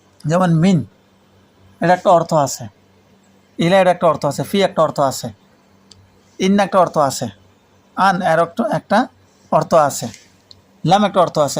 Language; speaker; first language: Bangla; non-native, local second language; Urdu